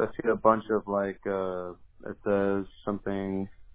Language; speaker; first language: English; early bilingual, other home language; Spanish